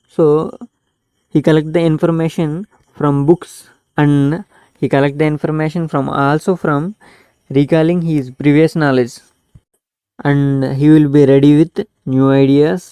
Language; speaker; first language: English; non-native, local second language; Telugu